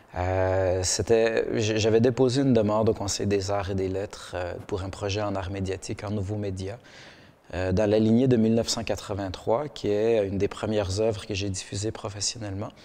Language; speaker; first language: French; early bilingual, other home language; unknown